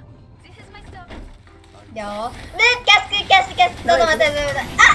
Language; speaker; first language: Japanese; non-native, learner; Thai